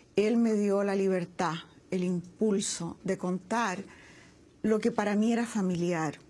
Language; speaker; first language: Spanish; native; Spanish